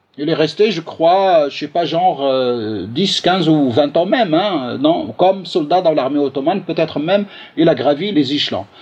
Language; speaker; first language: French; non-native, local second language; Arabic